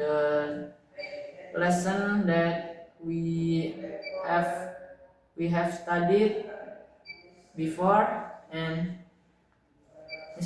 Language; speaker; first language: English; non-native, learner; Indonesian